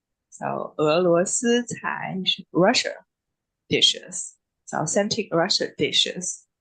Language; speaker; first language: English; non-native, fluent; Chinese